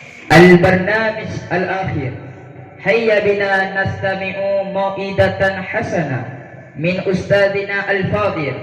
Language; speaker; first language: Arabic; non-native, fluent; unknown